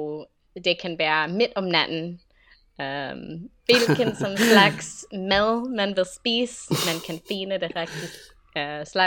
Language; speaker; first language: Danish; non-native, fluent; English